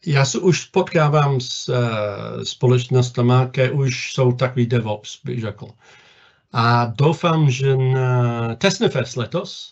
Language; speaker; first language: Czech; non-native, fluent; English